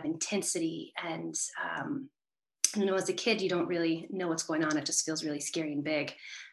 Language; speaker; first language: English; native; English